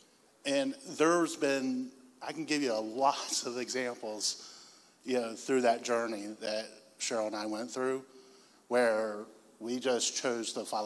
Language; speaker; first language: English; native; English